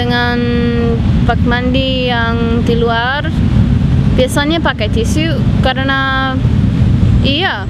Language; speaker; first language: Indonesian; non-native, learner; English